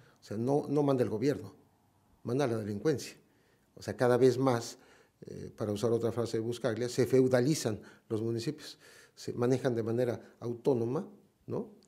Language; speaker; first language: Spanish; native; Spanish